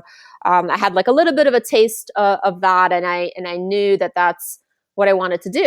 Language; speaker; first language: English; non-native, fluent; Lithuanian